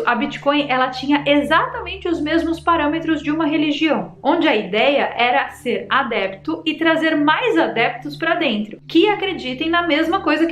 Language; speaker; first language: Portuguese; native; Portuguese